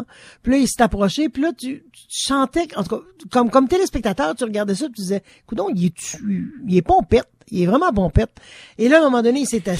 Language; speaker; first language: French; native; French